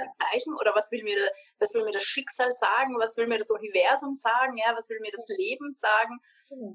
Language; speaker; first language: German; native; German